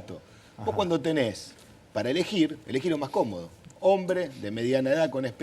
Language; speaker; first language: Spanish; native; Spanish